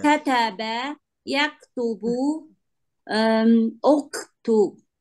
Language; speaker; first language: Arabic; non-native, learner; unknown